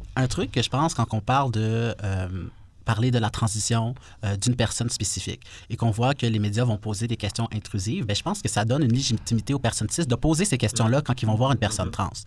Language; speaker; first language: French; native; French